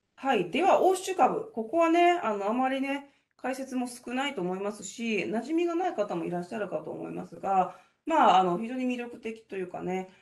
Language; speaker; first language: Japanese; native; Japanese